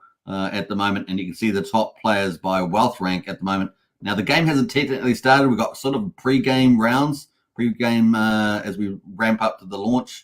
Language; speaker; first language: English; native; English